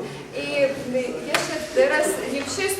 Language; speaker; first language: Polish; non-native, learner; Lithuanian